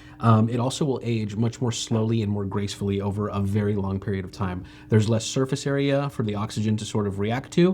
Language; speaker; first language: English; native; English